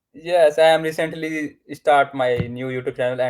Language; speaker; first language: English; non-native, learner; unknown